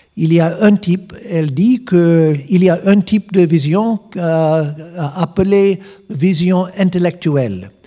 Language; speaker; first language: French; non-native, learner; English